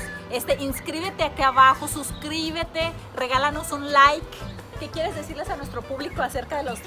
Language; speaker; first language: Spanish; native; Spanish